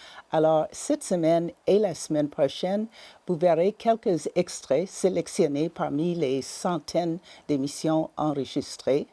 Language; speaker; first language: French; native; French